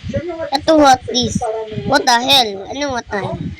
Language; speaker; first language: English; non-native, learner; Filipino